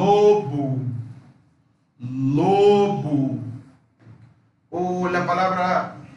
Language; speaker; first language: Spanish; non-native, fluent; Portuguese